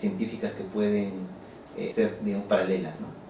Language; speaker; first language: Spanish; native; Spanish